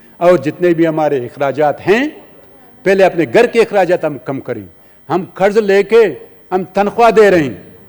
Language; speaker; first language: Urdu; non-native, local second language; Baluchi